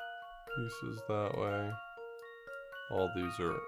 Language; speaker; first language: English; native; English